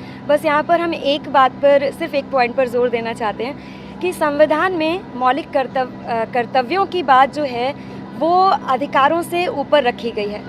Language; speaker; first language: Hindi; native; Hindi